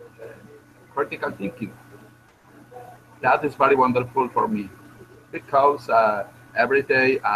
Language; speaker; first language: English; non-native, learner; Spanish